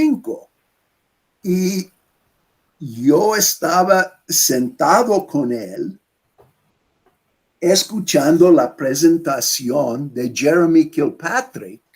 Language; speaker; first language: Spanish; non-native, fluent; English